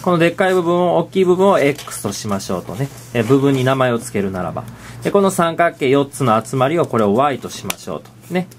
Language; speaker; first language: Japanese; native; Japanese